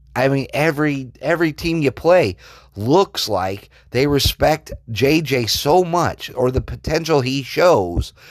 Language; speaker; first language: English; native; English